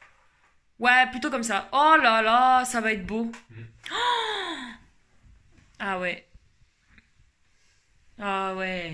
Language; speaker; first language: French; native; French